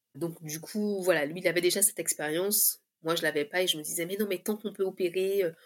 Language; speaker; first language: French; native; French